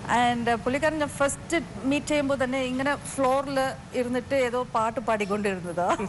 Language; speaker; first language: Malayalam; non-native, fluent; Tamil